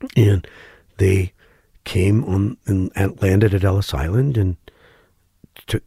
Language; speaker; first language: English; native; English